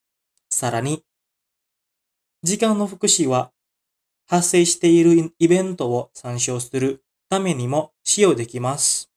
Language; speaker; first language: Japanese; non-native, fluent; Indonesian